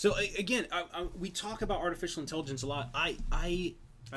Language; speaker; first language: English; native; English